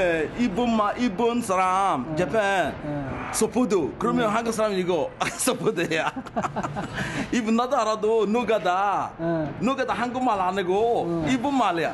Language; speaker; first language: Korean; non-native, learner; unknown